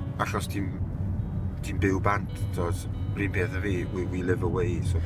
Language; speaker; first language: Welsh; native; Welsh